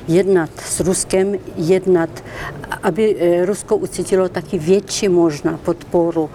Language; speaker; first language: Czech; non-native, fluent; Ukrainian